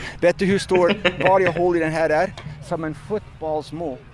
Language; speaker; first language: Swedish; non-native, fluent; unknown